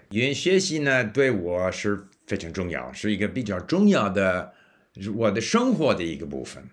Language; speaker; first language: Chinese; non-native, fluent; English